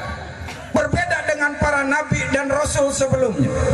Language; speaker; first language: Indonesian; native; Indonesian